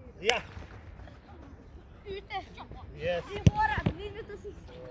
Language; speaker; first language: Swedish; non-native, fluent; Serbian